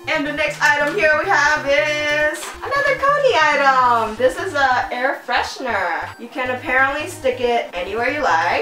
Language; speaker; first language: English; non-native, local second language; Chinese